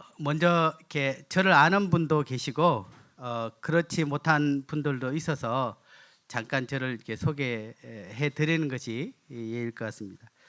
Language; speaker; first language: Korean; native; Korean